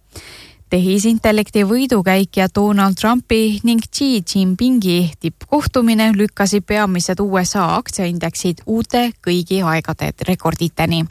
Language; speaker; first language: Estonian; native; Estonian